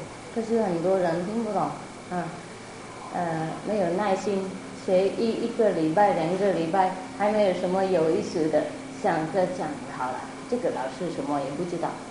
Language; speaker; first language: Chinese; non-native, fluent; Vietnamese